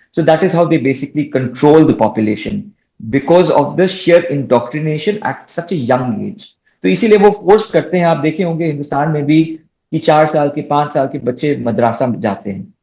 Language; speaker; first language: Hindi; non-native, local second language; Bangla